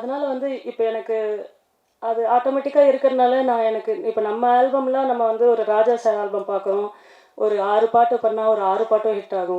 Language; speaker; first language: Tamil; native; Tamil